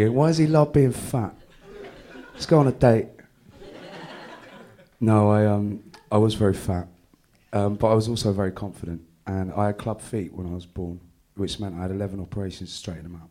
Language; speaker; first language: English; native; English